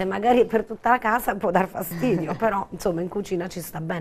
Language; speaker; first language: Italian; native; Italian